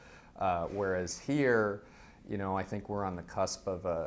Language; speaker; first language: English; native; English